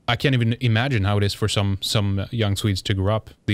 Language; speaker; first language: English; non-native, fluent; Swedish